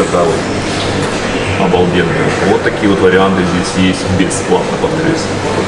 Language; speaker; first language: Russian; native; Russian